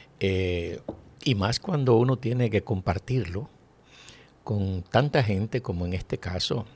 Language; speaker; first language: Spanish; native; Spanish